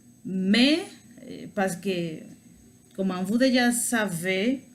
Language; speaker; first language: French; non-native, learner; Spanish